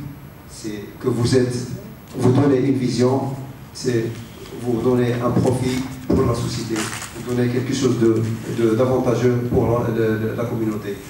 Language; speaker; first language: French; non-native, local second language; Arabic